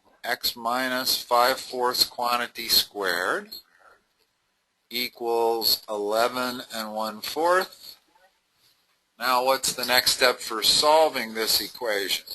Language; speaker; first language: English; native; English